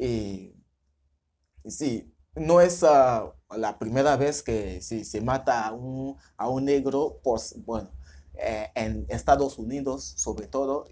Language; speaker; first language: Spanish; non-native, fluent; French